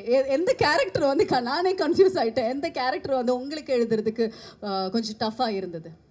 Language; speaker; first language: Tamil; native; Tamil